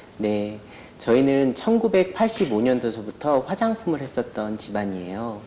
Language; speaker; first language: Korean; native; Korean